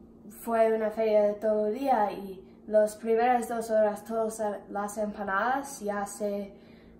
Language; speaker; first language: Spanish; non-native, learner; English